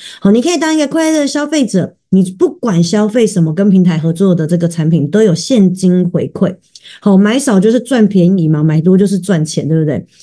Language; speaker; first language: Chinese; native; Chinese